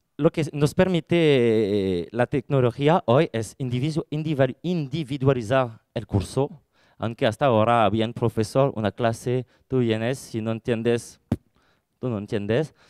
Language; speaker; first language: Spanish; non-native, fluent; French